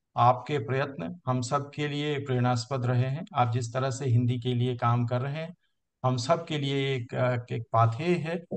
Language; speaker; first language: Hindi; native; Hindi